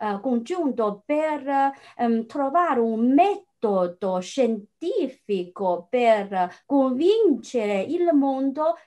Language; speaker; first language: Italian; non-native, fluent; Chinese